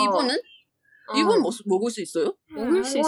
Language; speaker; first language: Korean; non-native, fluent; Chinese